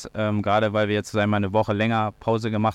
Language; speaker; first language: German; native; German